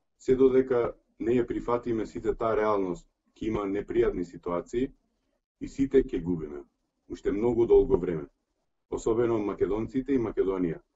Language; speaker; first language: Macedonian; early bilingual, heritage; Macedonian